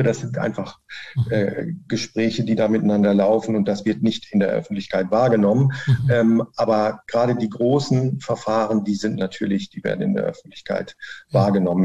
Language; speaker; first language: German; native; German